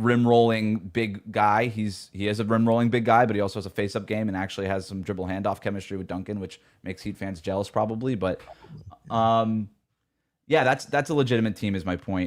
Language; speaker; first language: English; native; English